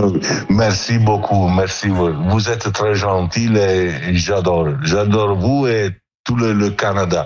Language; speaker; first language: French; non-native, learner; Italian